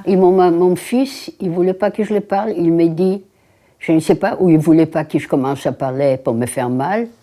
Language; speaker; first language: French; non-native, fluent; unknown